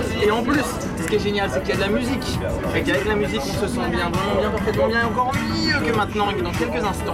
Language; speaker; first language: French; native; French